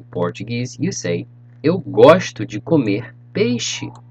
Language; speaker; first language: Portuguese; non-native, fluent; English